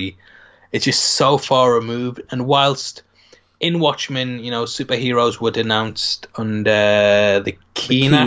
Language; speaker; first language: English; native; English